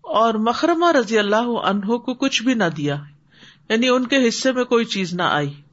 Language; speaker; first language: Urdu; native; Urdu